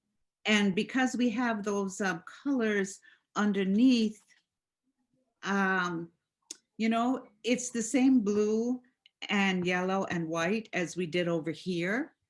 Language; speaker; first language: English; native; English